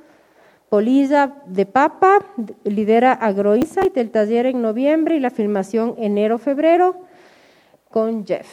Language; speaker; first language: Spanish; native; Spanish